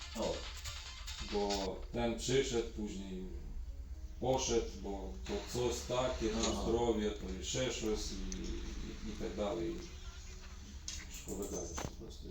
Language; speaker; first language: Polish; non-native, fluent; Ukrainian